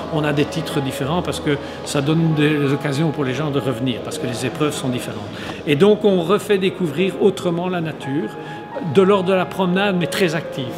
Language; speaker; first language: French; native; French